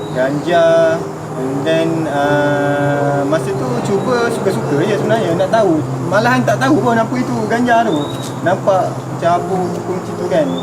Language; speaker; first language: Malay; native; Malay